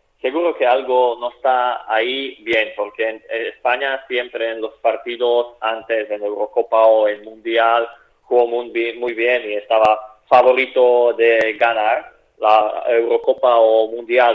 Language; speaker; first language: Spanish; non-native, fluent; Slovak